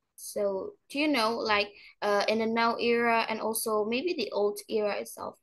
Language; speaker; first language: English; non-native, learner; Indonesian